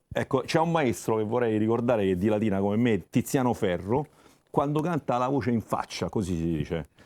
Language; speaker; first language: Italian; native; Italian